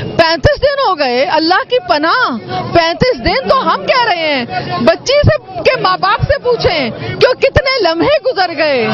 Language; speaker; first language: Urdu; native; Urdu